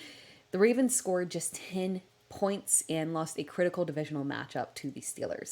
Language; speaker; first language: English; native; English